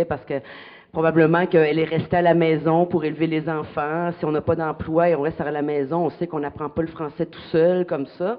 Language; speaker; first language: French; native; French